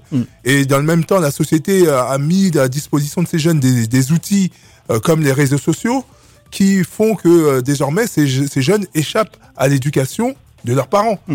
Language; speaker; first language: French; early bilingual, other home language; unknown